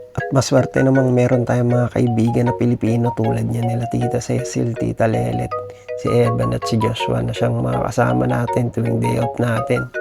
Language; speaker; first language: Filipino; native; Filipino